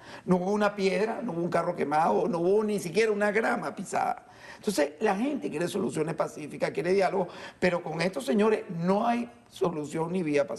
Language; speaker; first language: Spanish; native; Spanish